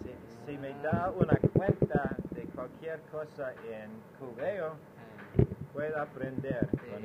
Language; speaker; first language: Spanish; non-native, learner; English